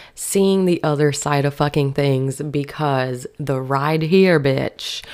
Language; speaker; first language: English; early bilingual, other home language; Spanish